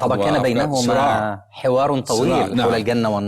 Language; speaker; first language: Arabic; native; Arabic